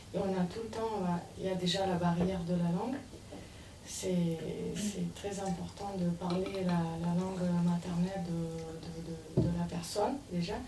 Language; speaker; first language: French; non-native, fluent; Romanian